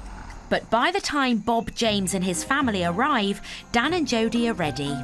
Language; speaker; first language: English; native; English